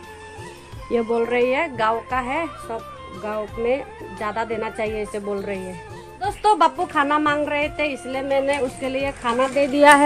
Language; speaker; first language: Hindi; non-native, local second language; Chakma